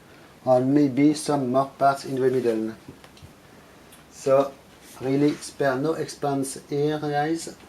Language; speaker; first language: English; non-native, fluent; French